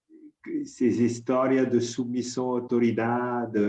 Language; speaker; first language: Portuguese; non-native, fluent; French